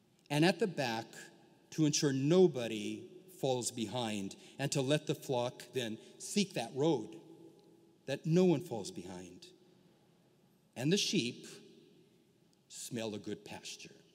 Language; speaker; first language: English; early bilingual, other home language; Portuguese